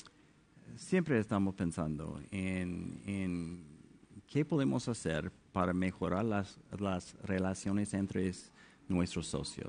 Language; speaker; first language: Spanish; non-native, fluent; English